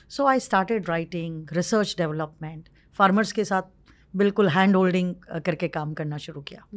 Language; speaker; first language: Hindi; non-native, local second language; Marwari